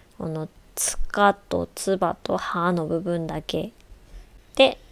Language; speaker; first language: Japanese; native; Japanese